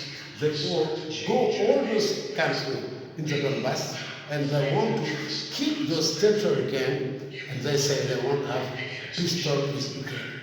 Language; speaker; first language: English; non-native, fluent; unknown